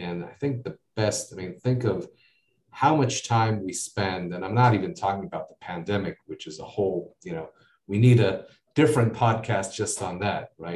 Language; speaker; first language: English; native; English